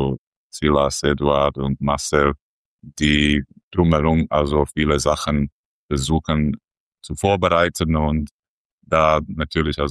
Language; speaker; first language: German; non-native, fluent; Croatian